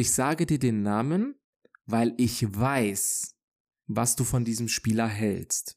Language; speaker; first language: German; native; German